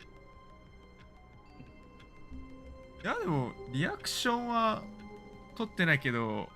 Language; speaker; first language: Japanese; native; Japanese